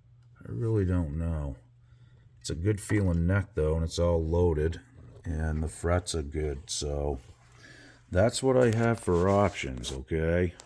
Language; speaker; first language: English; native; English